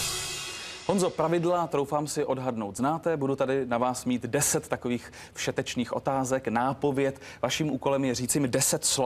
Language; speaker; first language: Czech; native; Czech